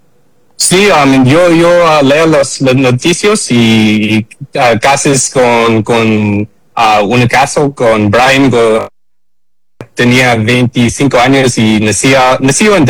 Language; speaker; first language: Spanish; early bilingual, heritage; English